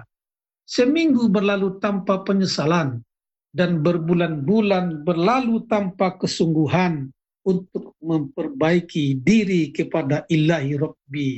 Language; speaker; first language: Indonesian; native; Indonesian